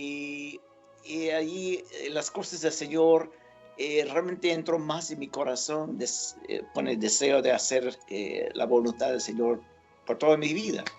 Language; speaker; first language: Spanish; non-native, fluent; English